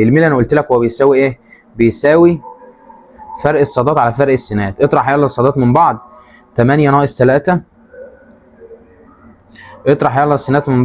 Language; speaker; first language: Arabic; native; Arabic